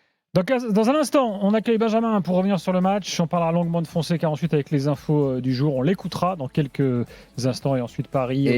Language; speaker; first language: French; native; French